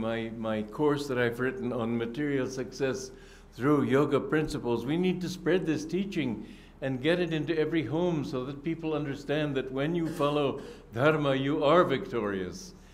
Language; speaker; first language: English; native; English